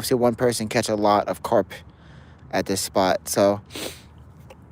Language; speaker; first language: English; native; English